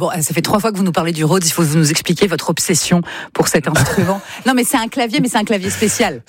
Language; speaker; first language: French; native; French